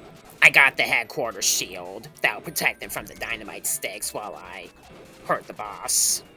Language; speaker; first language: English; native; English